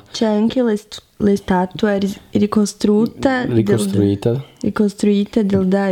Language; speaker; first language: Italian; non-native, fluent; Portuguese